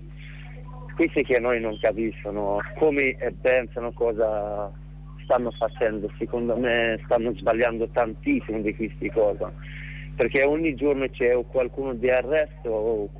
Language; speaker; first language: Italian; non-native, learner; Arabic